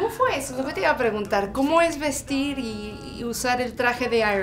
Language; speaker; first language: Spanish; native; Spanish